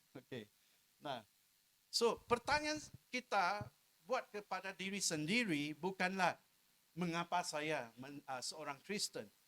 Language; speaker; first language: Malay; non-native, local second language; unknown